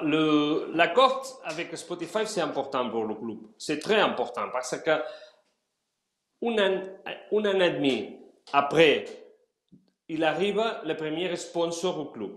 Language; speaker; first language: French; non-native, fluent; Spanish